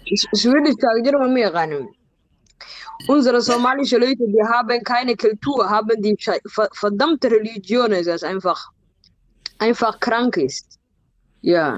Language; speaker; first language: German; non-native, fluent; Somali